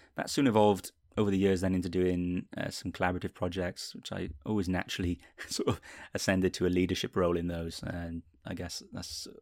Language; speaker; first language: English; native; English